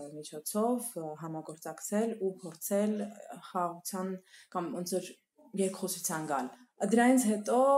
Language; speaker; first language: Armenian; early bilingual, heritage; Armenian